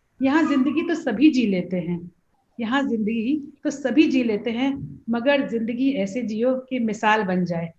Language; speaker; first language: Hindi; native; Hindi